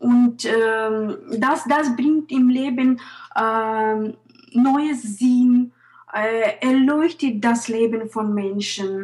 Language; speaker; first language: German; non-native, fluent; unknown